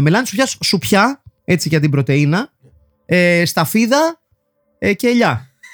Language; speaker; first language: Greek; native; Greek